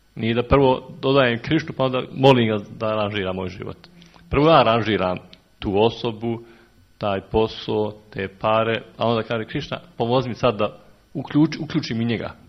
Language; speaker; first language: Serbian; native; Serbian